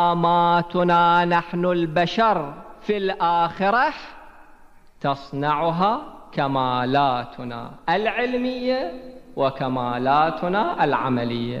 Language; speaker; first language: Arabic; native; Arabic